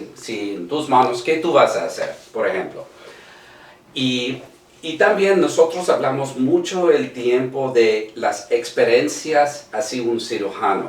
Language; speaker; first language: Spanish; non-native, learner; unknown